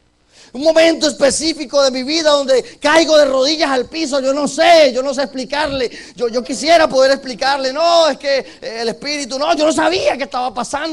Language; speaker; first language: Spanish; native; Spanish